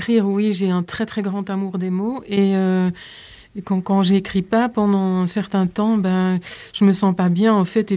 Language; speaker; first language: French; native; French